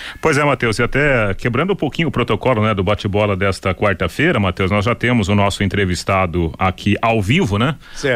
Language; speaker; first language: Portuguese; native; Portuguese